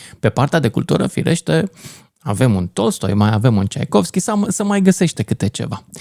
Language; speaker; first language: Romanian; native; Romanian